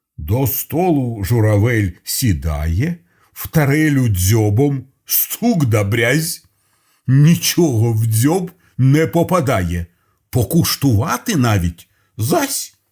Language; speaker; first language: Ukrainian; non-native, local second language; Russian